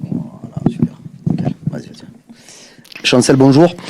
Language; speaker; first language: French; native; French